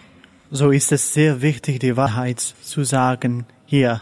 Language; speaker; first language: German; non-native, learner; Dutch